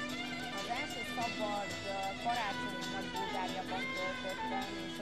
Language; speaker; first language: Hungarian; non-native, fluent; Bulgarian